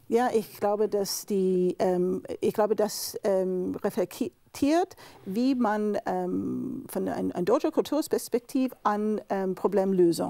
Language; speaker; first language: German; non-native, fluent; English